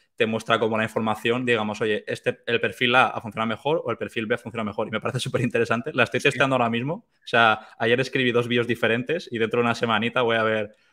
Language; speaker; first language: Spanish; native; Spanish